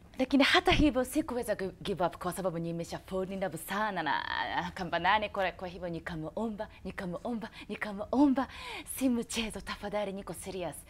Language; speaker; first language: Swahili; non-native, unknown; Japanese